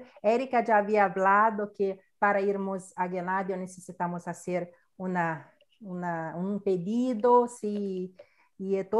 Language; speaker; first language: Spanish; non-native, learner; Portuguese